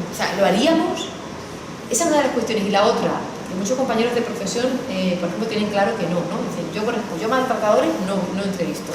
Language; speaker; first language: Spanish; native; Spanish